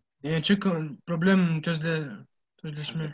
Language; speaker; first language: Turkish; non-native, learner; Arabic